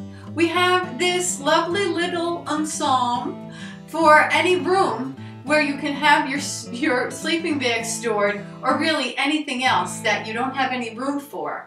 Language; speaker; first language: English; native; English